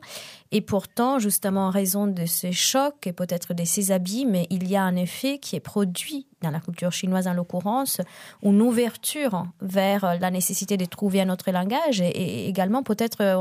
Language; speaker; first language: French; non-native, fluent; Italian